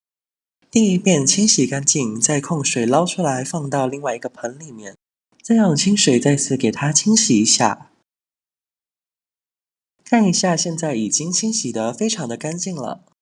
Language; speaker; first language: Chinese; native; Chinese